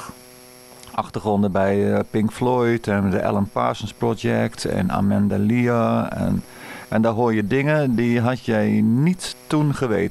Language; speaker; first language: Dutch; native; Dutch